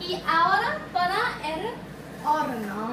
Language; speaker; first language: Spanish; non-native, learner; Japanese